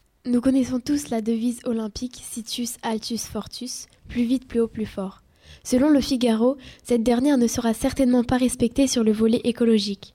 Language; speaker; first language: French; native; French